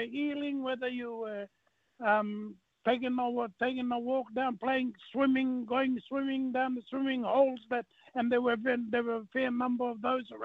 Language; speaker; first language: English; non-native, local second language; Māori